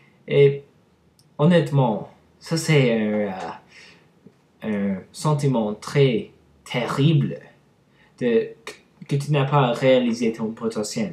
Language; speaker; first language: French; non-native, learner; English